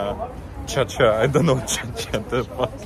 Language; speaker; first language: English; non-native, fluent; Arabic